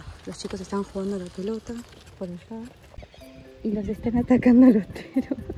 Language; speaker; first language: Spanish; native; Spanish